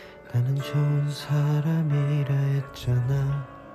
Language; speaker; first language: Korean; early bilingual, heritage; Korean